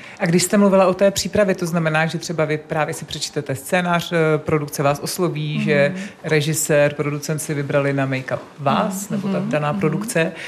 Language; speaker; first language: Czech; native; Czech